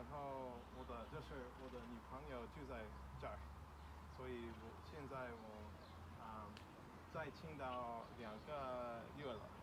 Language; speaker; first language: Chinese; non-native, learner; English